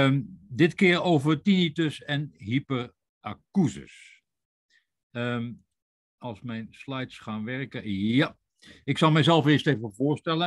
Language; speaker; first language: Dutch; native; Dutch